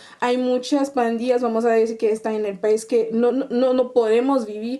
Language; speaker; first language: Spanish; non-native, fluent; Haitian Creole